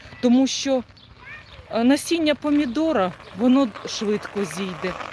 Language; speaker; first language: Ukrainian; non-native, local second language; Russian